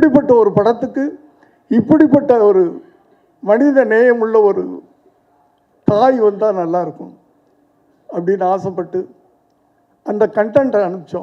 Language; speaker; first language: Tamil; native; Tamil